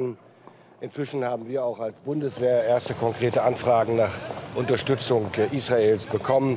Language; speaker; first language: German; native; German